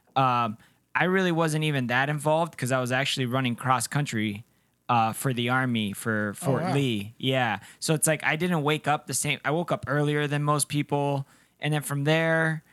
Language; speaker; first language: English; non-native, fluent; Spanish